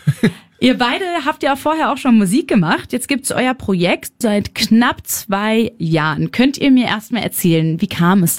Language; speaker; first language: German; native; German